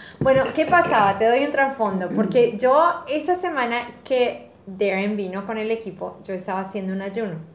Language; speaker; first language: Spanish; native; Spanish